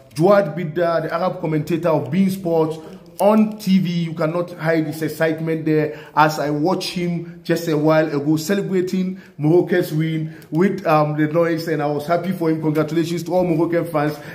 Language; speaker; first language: English; non-native, local second language; Hausa